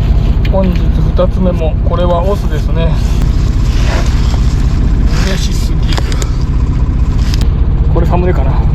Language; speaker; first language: Japanese; native; Japanese